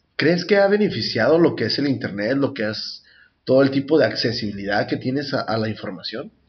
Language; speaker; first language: Spanish; native; Spanish